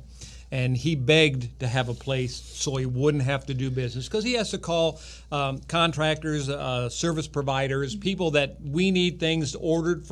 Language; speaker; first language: English; native; English